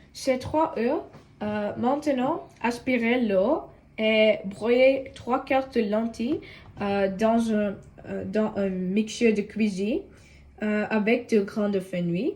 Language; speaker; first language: French; non-native, learner; Tamil